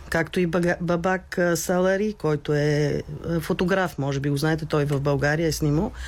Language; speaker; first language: Bulgarian; native; Bulgarian